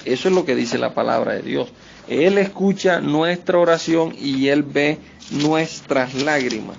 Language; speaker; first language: Spanish; native; Spanish